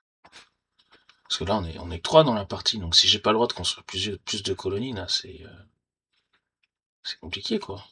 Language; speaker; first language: French; native; French